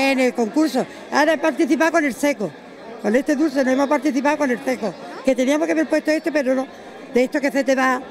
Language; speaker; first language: Spanish; native; Spanish